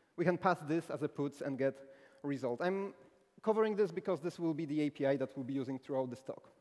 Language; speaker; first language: English; non-native, fluent; Polish